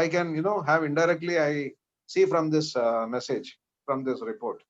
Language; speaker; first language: English; non-native, local second language; Malayalam